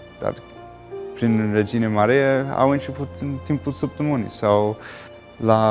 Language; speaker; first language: Romanian; non-native, fluent; English